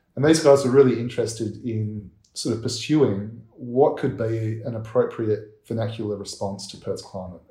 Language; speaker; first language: English; native; English